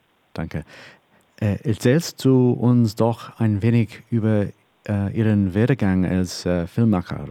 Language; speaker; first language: German; non-native, learner; English